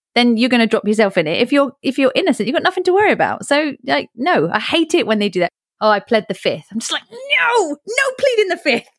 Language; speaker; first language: English; native; English